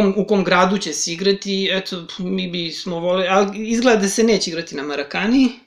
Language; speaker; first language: Serbian; native; Serbian